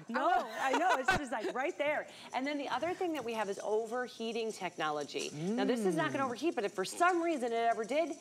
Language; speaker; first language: English; native; English